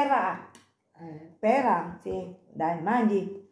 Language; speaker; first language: Italian; non-native, learner; Filipino